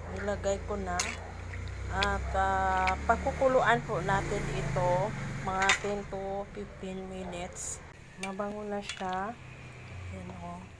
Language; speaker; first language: Filipino; non-native, local second language; Cebuano